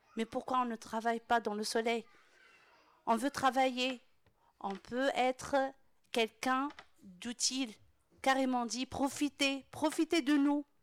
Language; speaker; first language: French; non-native, local second language; Arabic